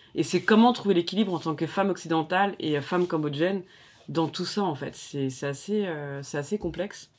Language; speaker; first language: French; native; French